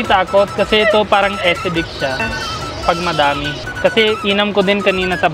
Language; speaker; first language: Filipino; non-native, learner; Punjabi